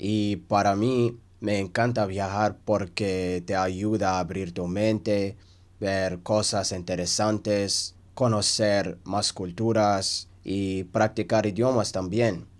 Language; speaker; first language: Spanish; non-native, learner; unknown